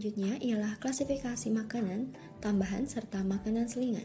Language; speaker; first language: Indonesian; native; Indonesian